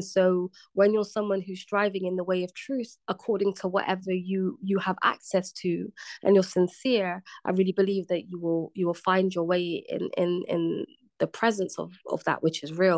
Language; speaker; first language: English; native; English